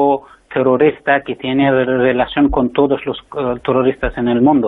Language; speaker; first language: Spanish; non-native, learner; Persian